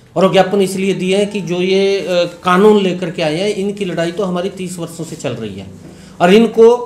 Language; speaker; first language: Hindi; native; Hindi